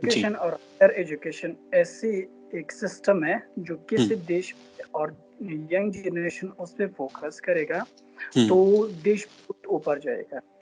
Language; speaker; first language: Hindi; non-native, fluent; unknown